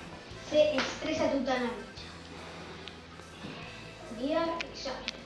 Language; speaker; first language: Basque; non-native, local second language; Spanish